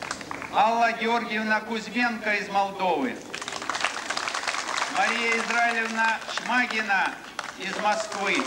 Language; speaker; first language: Russian; native; Russian